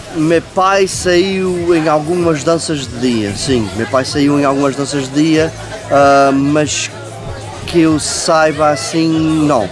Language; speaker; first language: Portuguese; native; Portuguese